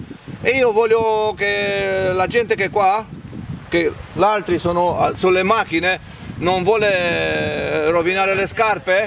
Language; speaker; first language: Italian; non-native, fluent; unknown